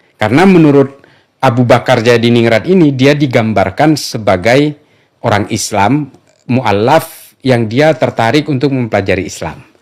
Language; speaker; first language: Indonesian; non-native, local second language; Madurese